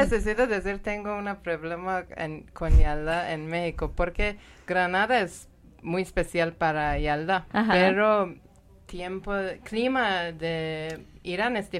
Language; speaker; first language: Spanish; non-native, learner; Persian